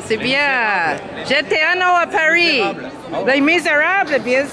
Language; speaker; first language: French; non-native, learner; English